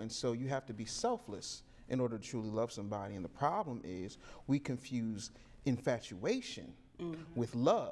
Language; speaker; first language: English; native; English